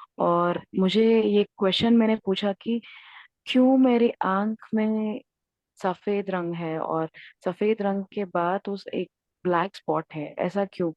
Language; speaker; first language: Hindi; native; Hindi